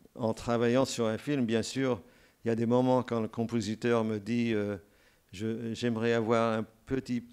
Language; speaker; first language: French; non-native, fluent; English